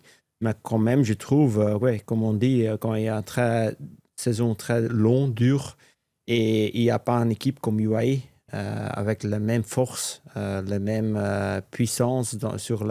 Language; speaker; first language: French; non-native, local second language; Dutch